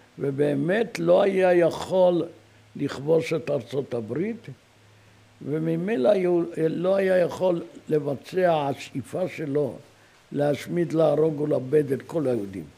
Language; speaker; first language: Hebrew; non-native, fluent; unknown